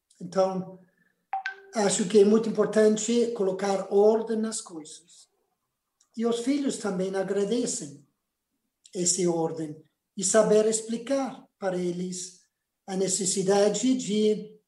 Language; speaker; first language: Portuguese; non-native, fluent; Spanish